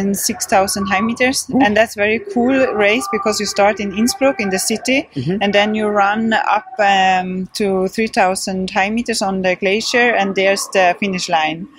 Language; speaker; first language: English; non-native, fluent; Swedish